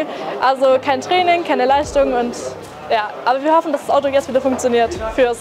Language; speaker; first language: German; native; German